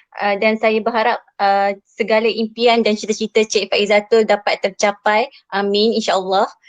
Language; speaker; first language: Malay; native; Malay